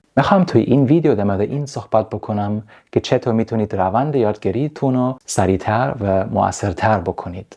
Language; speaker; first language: Persian; non-native, fluent; German